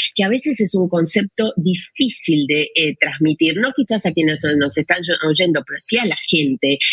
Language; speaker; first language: Spanish; native; Spanish